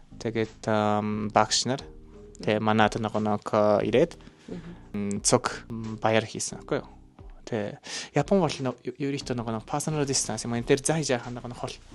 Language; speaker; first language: Mongolian; non-native, learner; Japanese